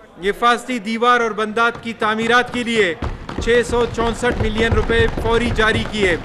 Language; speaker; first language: Urdu; non-native, local second language; Baluchi